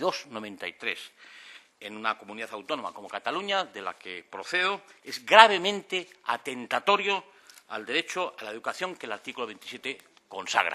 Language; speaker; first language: Spanish; native; Spanish